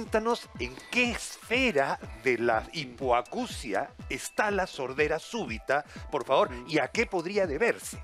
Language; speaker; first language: Spanish; native; Spanish